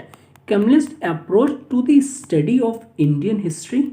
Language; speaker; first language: English; non-native, local second language; Hindi